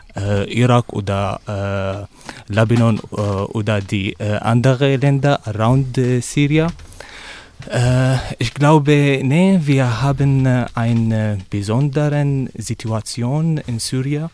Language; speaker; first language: German; non-native, learner; Arabic